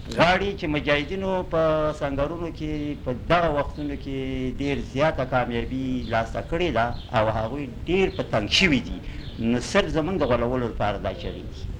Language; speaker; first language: Pashto; native; Pashto